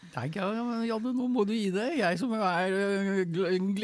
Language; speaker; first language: Norwegian; native; Norwegian